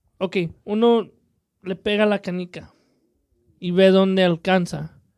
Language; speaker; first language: Spanish; native; Spanish